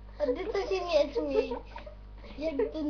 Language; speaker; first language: Polish; native; Polish